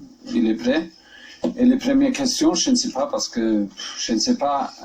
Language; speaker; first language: French; non-native, learner; German